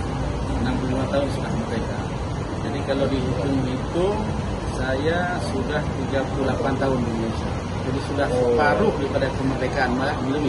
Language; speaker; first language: Indonesian; non-native, local second language; Achinese